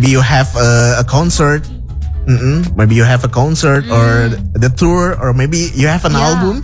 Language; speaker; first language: English; non-native, learner; Indonesian